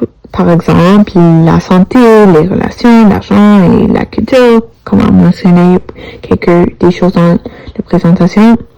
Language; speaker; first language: French; non-native, learner; English